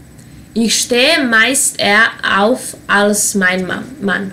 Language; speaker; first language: German; non-native, fluent; Serbian